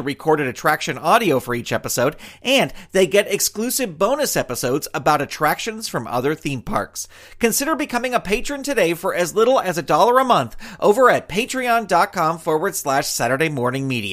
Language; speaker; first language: English; native; English